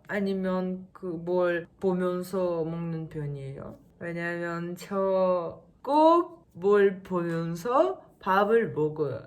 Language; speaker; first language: Korean; non-native, fluent; Russian